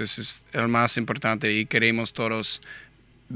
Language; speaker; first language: Spanish; non-native, learner; English